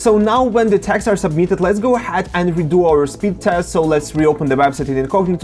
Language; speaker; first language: English; non-native, fluent; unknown